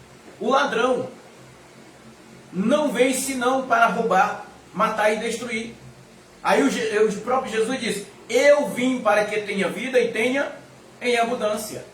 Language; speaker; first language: Portuguese; native; Portuguese